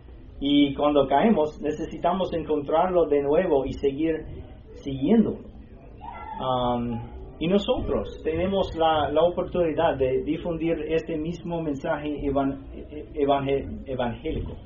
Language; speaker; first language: Spanish; non-native, learner; English